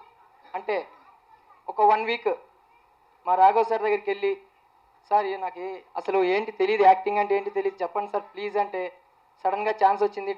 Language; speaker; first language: Telugu; native; Telugu